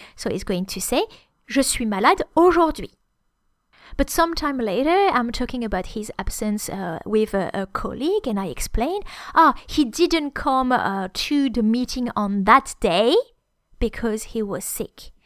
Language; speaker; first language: English; non-native, fluent; French